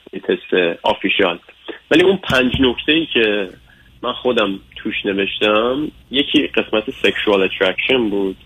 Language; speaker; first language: Persian; early bilingual, other home language; English